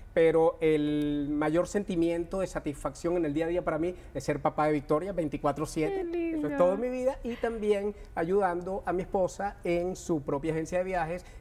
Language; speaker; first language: Spanish; native; Spanish